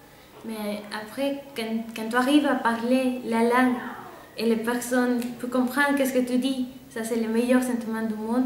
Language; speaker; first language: French; non-native, fluent; Spanish